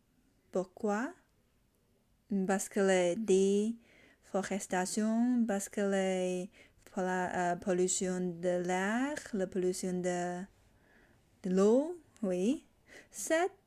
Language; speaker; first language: French; non-native, learner; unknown